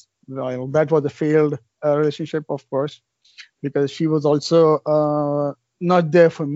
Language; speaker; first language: English; non-native, local second language; Urdu